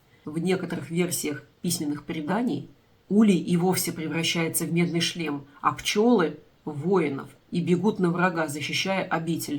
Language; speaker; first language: Russian; native; Russian